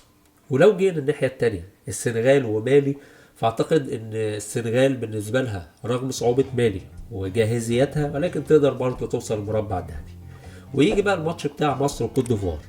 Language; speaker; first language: Arabic; native; Arabic